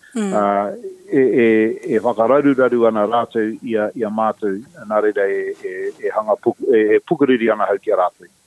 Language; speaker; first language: Māori; non-native, local second language; English